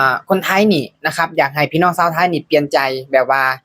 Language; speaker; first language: Thai; non-native, local second language; Lao